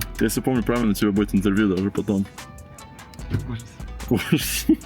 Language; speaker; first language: Russian; non-native, fluent; English